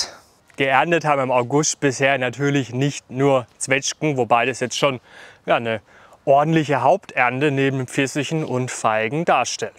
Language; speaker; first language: German; native; German